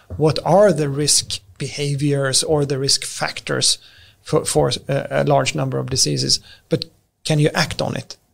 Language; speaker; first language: English; non-native, fluent; Swedish